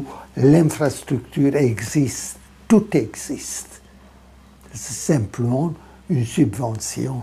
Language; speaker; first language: French; non-native, fluent; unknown